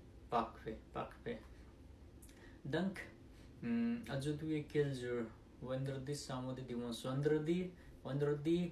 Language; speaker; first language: French; non-native, learner; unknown